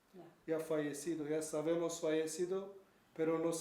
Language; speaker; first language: Spanish; non-native, learner; Kurdish